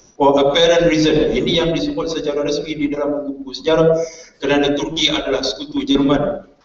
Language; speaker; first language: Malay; native; Malay